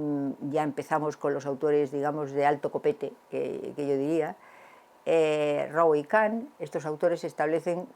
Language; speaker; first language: Spanish; native; Spanish